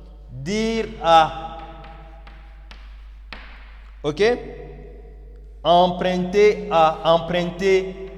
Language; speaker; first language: French; non-native, learner; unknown